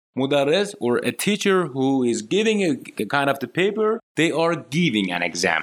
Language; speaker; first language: English; non-native, fluent; Persian